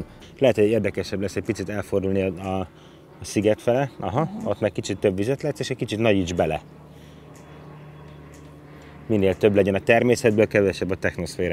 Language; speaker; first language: Hungarian; native; Hungarian